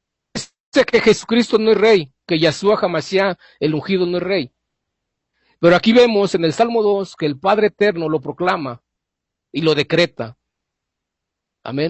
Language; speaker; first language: Spanish; native; Spanish